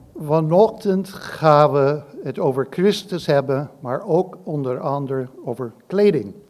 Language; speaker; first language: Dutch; non-native, fluent; English